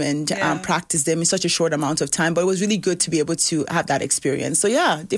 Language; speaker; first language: English; early bilingual, other home language; Yoruba